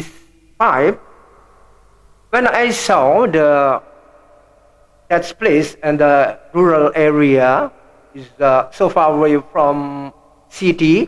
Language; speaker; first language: English; non-native, learner; Indonesian